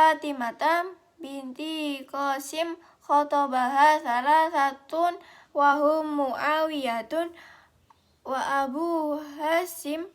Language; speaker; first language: Arabic; non-native, learner; Indonesian